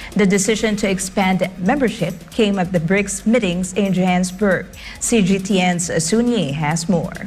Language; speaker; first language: English; non-native, local second language; Filipino